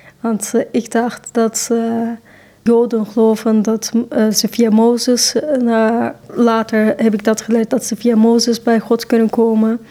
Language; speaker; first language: Dutch; non-native, fluent; Turkish